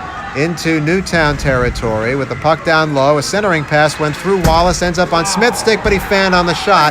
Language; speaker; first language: English; native; English